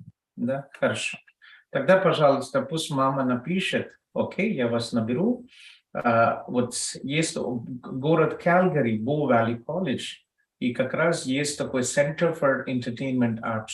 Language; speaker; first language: Russian; non-native, fluent; Telugu